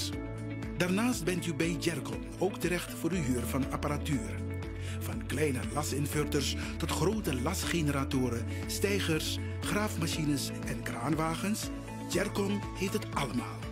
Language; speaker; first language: Dutch; native; Dutch